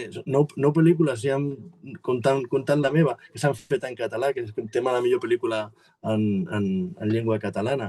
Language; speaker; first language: Catalan; native; Catalan